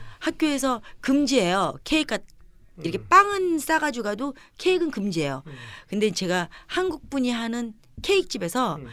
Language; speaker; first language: Korean; early bilingual, heritage; Korean